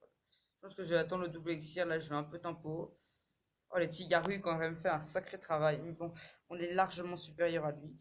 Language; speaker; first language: French; native; French